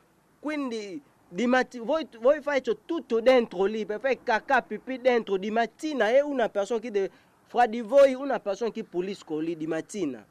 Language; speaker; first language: Italian; non-native, learner; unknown